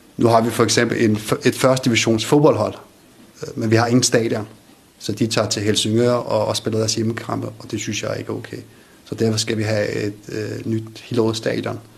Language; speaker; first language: Danish; early bilingual, other home language; Kurdish